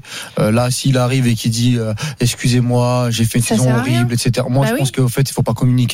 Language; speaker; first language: French; native; French